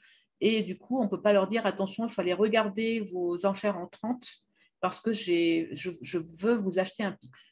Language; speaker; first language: French; native; French